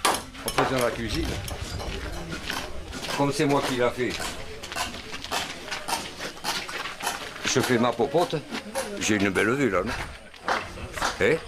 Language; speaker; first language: French; native; French